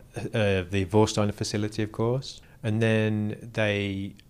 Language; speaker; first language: English; native; English